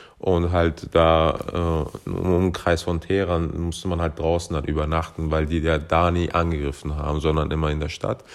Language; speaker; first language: German; early bilingual, other home language; Persian